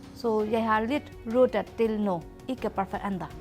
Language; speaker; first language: Norwegian; non-native, learner; Burmese